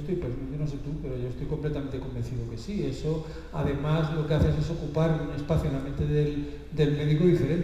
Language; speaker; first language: Spanish; native; Spanish